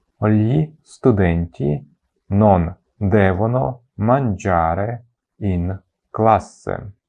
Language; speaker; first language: Italian; non-native, fluent; Ukrainian